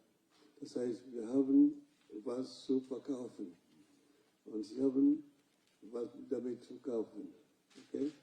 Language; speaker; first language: German; non-native, fluent; Luo (Kenya and Tanzania)